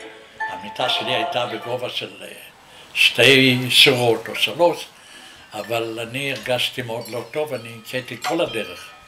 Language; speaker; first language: Hebrew; non-native, fluent; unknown